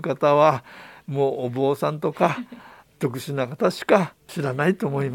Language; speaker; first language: Japanese; native; Japanese